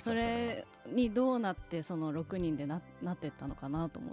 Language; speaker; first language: Japanese; native; Japanese